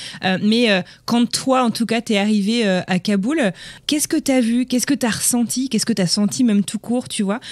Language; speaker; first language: French; native; French